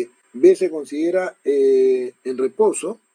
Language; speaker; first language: Spanish; native; Spanish